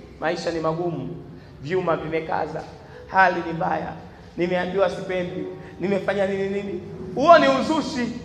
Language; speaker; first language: Swahili; native; Swahili